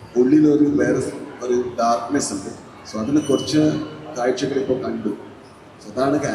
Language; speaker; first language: Malayalam; non-native, learner; Kannada